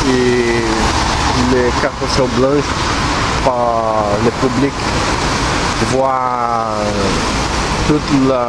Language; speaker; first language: French; non-native, learner; Portuguese